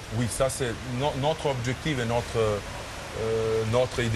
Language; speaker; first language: French; non-native, fluent; Serbian